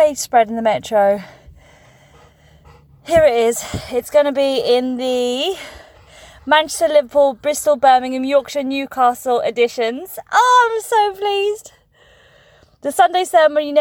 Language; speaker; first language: English; native; English